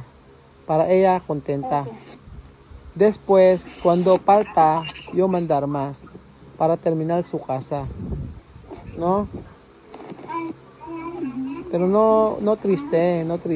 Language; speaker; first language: Spanish; non-native, learner; Filipino